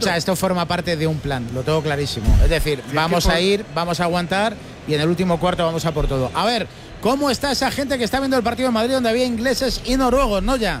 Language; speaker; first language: Spanish; native; Spanish